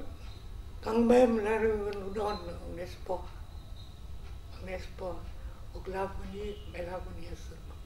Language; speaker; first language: French; non-native, learner; Vietnamese